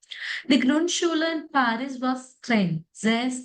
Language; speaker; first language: German; non-native, fluent; Malayalam